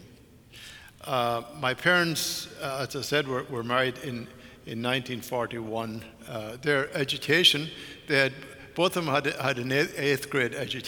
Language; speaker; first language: English; native; English